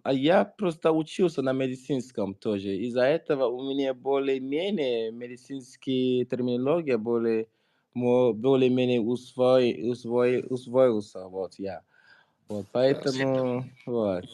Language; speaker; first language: Russian; non-native, fluent; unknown